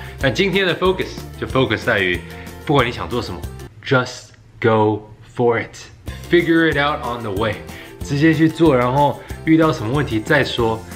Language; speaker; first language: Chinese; early bilingual, heritage; Chinese